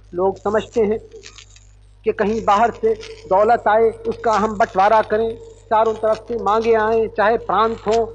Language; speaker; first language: Hindi; native; Hindi